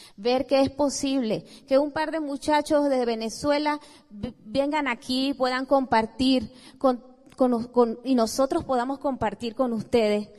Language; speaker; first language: Spanish; native; Spanish